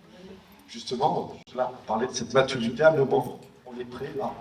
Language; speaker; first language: French; native; French